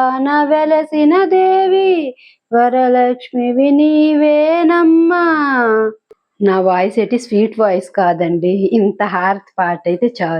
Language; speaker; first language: Telugu; native; Telugu